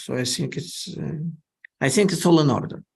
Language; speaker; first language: English; non-native, fluent; Russian